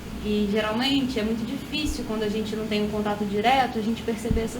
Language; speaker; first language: Portuguese; native; Portuguese